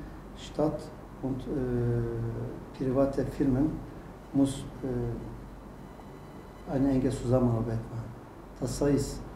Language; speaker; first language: German; non-native, learner; Turkish